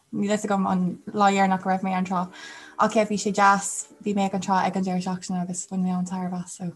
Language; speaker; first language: Irish; non-native, local second language; English